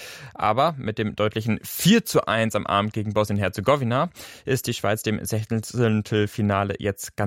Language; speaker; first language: German; native; German